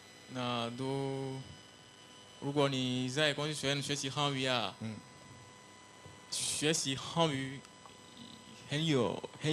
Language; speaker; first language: Chinese; non-native, learner; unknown